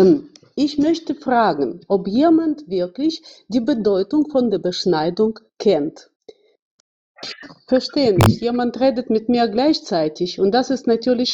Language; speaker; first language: German; non-native, fluent; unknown